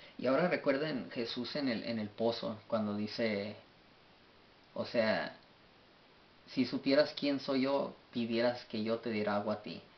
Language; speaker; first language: Spanish; early bilingual, heritage; Spanish